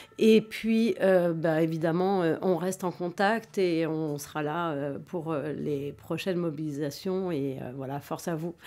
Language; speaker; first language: French; native; French